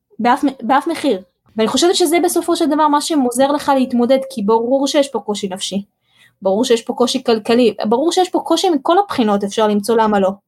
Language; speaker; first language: Hebrew; early bilingual, other home language; Russian